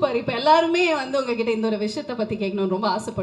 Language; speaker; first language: Tamil; native; Tamil